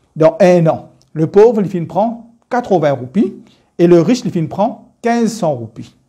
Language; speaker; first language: French; non-native, local second language; Morisyen